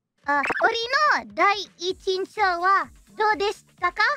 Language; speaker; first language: Japanese; non-native, fluent; Indonesian